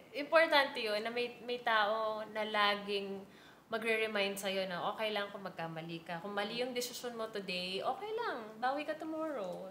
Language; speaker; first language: Filipino; native; Filipino